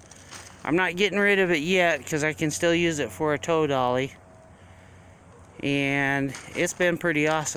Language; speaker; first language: English; native; English